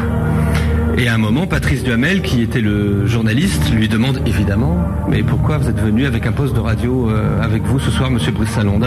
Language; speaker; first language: French; native; French